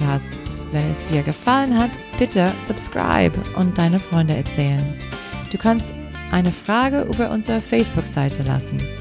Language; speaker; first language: German; non-native, fluent; English